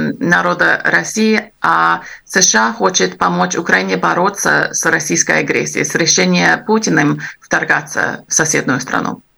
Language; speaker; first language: Russian; non-native, fluent; English